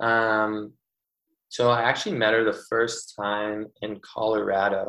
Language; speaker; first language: English; native; English